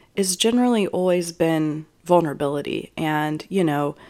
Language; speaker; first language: English; native; English